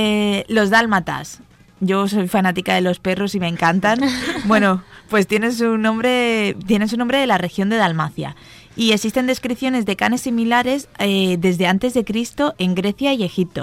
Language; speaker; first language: Spanish; native; Spanish